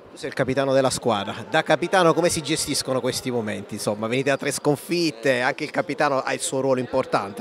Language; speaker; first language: Italian; native; Italian